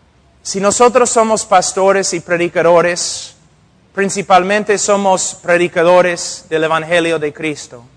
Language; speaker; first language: Spanish; non-native, fluent; English